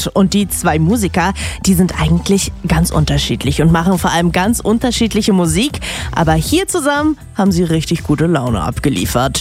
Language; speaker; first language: German; native; German